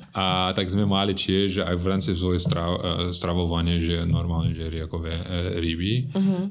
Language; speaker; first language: Slovak; non-native, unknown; Portuguese